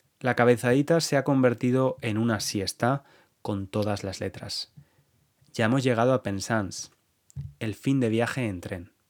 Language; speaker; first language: Spanish; native; Spanish